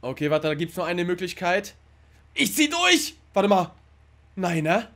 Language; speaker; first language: German; native; German